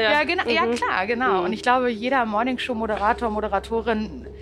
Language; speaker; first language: German; native; German